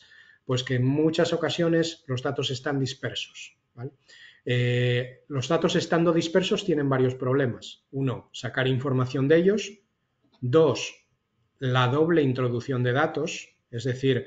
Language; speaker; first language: Spanish; native; Spanish